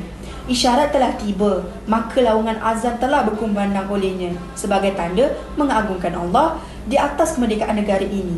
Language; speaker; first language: Malay; native; Malay